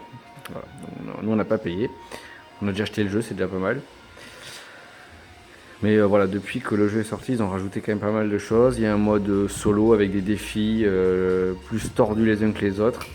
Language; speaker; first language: French; native; French